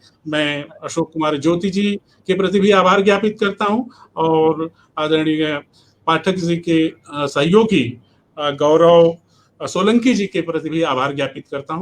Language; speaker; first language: Hindi; native; Hindi